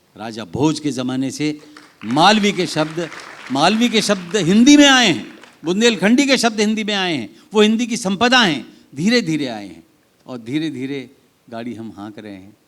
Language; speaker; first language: Hindi; native; Hindi